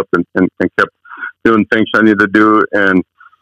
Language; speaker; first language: English; early bilingual, other home language; Spanish